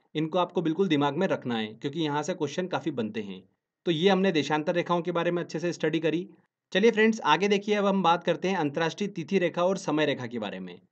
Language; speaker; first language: Hindi; native; Hindi